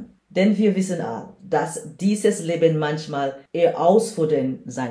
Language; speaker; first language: German; non-native, learner; English